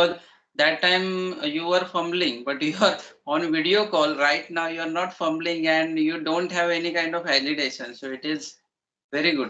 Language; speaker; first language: English; non-native, learner; Marathi